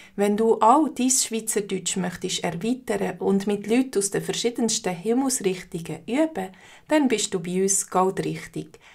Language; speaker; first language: German; native; German